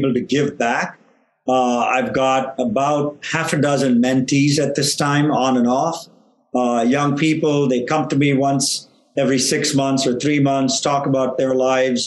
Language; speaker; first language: English; non-native, local second language; Tamil